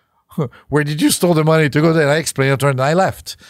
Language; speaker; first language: English; non-native, fluent; Portuguese